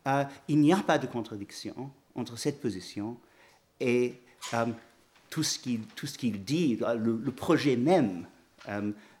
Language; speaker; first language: French; non-native, fluent; English